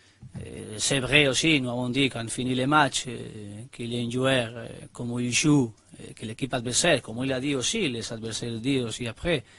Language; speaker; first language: French; non-native, learner; Spanish